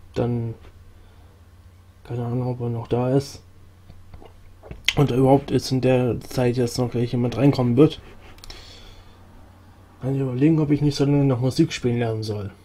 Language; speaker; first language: German; native; German